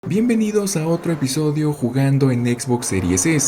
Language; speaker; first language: Spanish; native; Spanish